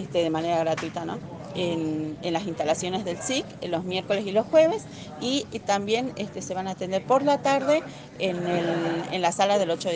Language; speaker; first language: Spanish; native; Spanish